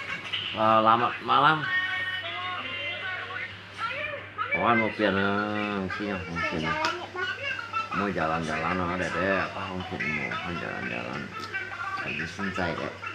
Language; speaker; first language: Indonesian; non-native, local second language; Hakka Chinese